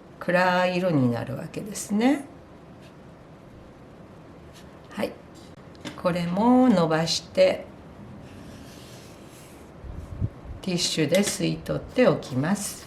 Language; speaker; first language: Japanese; native; Japanese